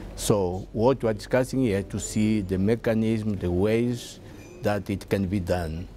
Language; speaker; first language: English; non-native, fluent; Portuguese